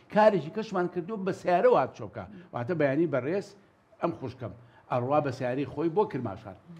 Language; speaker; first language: Central Kurdish; native; Central Kurdish